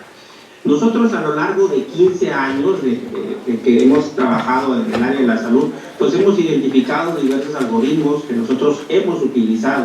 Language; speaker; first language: Spanish; native; Spanish